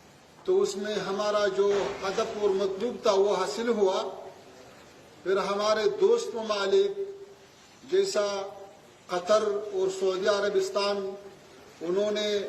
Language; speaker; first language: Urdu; non-native, fluent; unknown